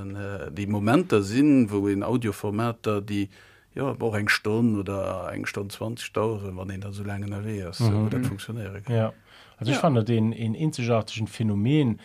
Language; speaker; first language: Luxembourgish; early bilingual, other home language; German